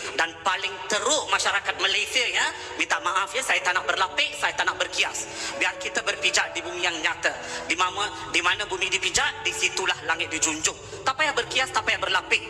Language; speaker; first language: Malay; non-native, local second language; Tamil